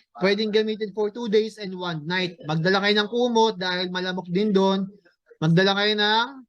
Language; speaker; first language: Filipino; native; Filipino